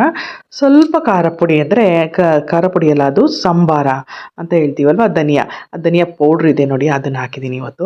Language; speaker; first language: Kannada; native; Kannada